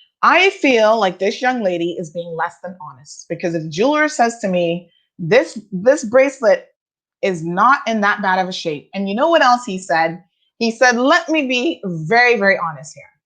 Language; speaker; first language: English; native; English